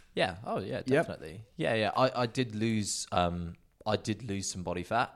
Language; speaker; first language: English; native; English